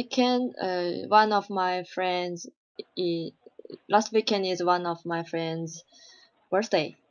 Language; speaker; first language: English; non-native, learner; Chinese